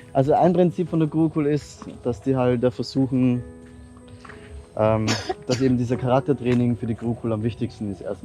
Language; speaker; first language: German; native; German